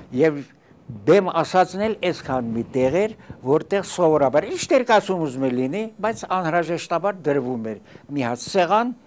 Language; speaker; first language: Armenian; early bilingual, heritage; Armenian